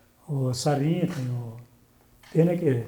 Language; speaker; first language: Portuguese; native; Portuguese